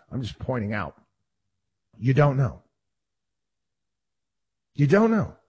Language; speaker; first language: English; native; English